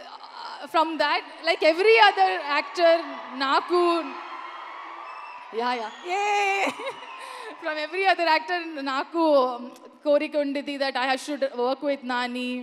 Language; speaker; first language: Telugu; non-native, local second language; Kannada